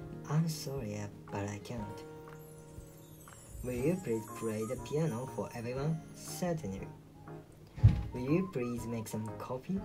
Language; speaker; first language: English; non-native, learner; Japanese